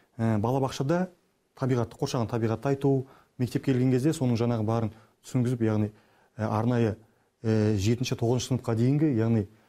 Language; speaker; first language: Kazakh; native; Kazakh